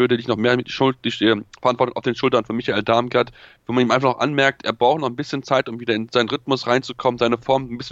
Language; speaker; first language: German; native; German